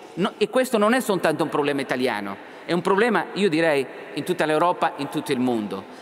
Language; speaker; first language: Italian; non-native, fluent; Portuguese